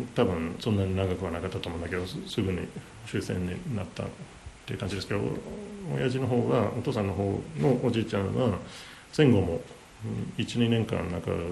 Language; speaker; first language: Japanese; non-native, fluent; English